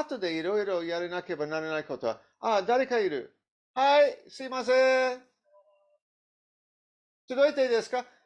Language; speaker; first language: Japanese; non-native, learner; English